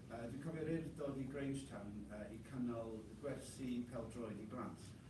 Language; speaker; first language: Welsh; non-native, local second language; English